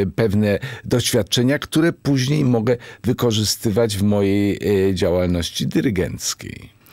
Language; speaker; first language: Polish; native; Polish